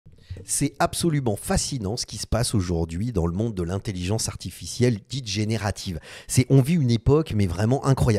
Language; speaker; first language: French; native; French